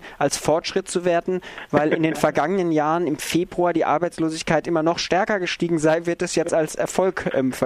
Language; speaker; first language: German; native; German